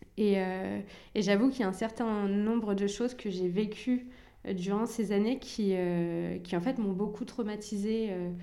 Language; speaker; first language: French; early bilingual, other home language; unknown